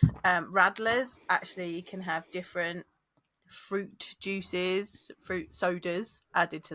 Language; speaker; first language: English; native; English